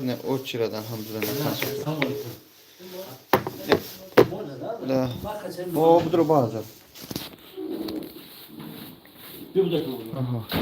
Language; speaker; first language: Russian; non-native, learner; Tajik